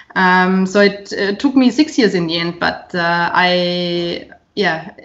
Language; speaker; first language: English; non-native, fluent; German